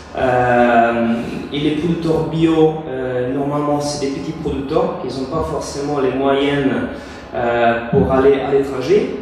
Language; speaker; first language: French; non-native, fluent; Italian